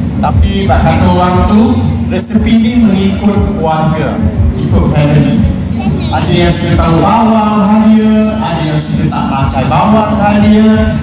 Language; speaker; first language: Malay; native; Malay